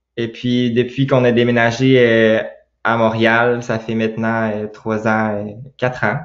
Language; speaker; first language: French; native; French